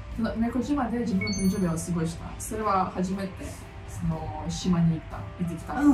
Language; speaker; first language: Japanese; non-native, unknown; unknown